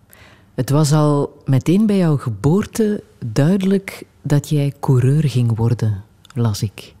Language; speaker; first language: Dutch; native; Dutch